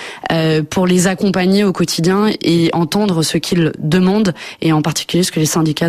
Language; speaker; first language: French; native; French